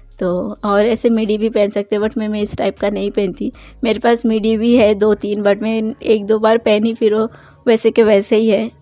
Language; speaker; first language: Hindi; non-native, local second language; Bangla